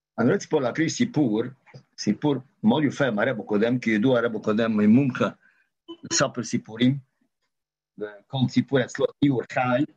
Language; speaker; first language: Hebrew; non-native, local second language; Yiddish